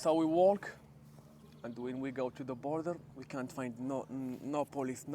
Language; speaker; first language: English; non-native, learner; Arabic